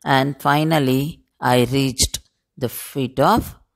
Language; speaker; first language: English; non-native, local second language; Tamil